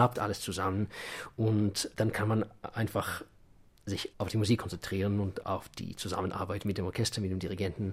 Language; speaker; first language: German; non-native, fluent; Russian